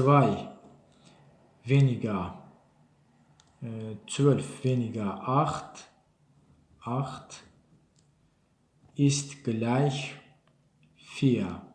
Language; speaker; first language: German; non-native, learner; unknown